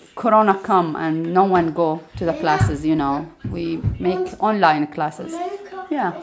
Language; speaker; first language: English; non-native, fluent; Arabic